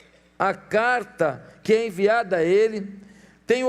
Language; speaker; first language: Portuguese; native; Portuguese